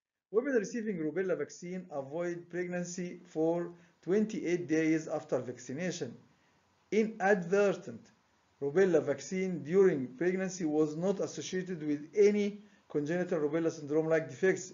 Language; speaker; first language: English; non-native, fluent; Arabic